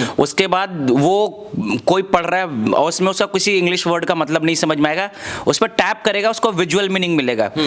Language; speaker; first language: Hindi; native; Hindi